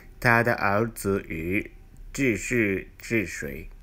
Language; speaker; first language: Chinese; non-native, learner; Japanese